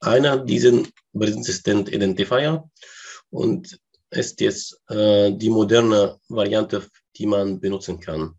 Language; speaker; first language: German; non-native, learner; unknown